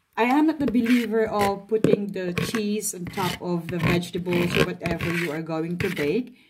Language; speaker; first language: English; non-native, local second language; Filipino